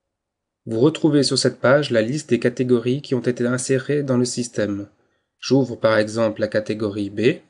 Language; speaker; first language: French; native; French